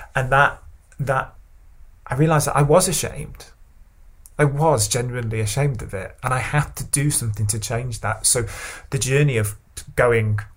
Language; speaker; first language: English; native; English